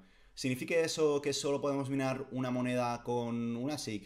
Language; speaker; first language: Spanish; native; Spanish